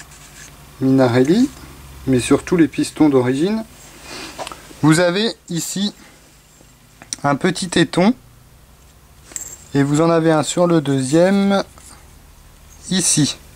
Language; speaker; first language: French; native; French